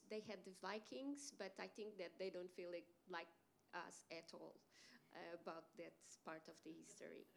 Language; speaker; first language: English; non-native, fluent; Portuguese